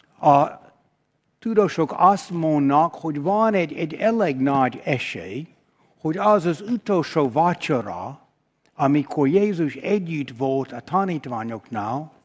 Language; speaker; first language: Hungarian; non-native, fluent; English